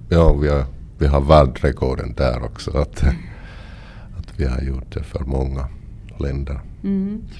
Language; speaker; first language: Swedish; non-native, local second language; Finnish